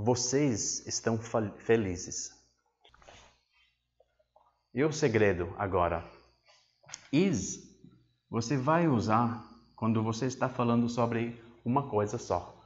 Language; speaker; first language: Portuguese; non-native, fluent; English